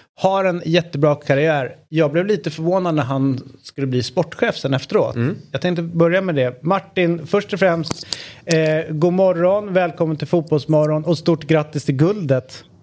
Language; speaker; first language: Swedish; native; Swedish